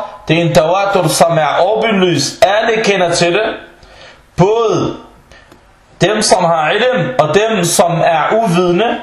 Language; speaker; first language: Danish; early bilingual, other home language; Arabic